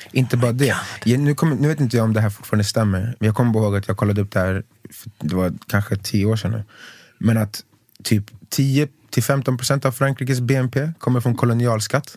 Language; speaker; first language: Swedish; native; Swedish